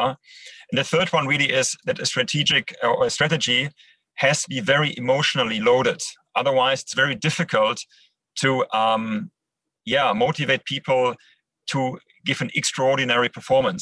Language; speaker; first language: English; non-native, fluent; German